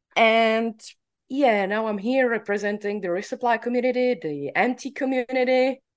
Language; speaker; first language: English; non-native, fluent; Czech